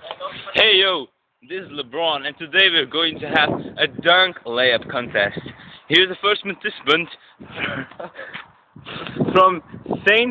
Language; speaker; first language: English; non-native, learner; Dutch